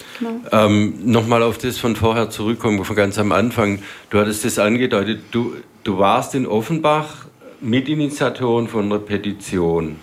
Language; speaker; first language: German; native; German